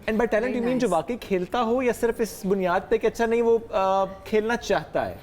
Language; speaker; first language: Urdu; native; Urdu